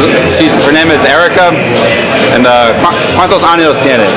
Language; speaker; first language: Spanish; non-native, learner; English